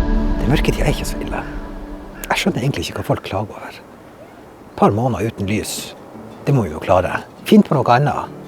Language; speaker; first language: Norwegian; native; Norwegian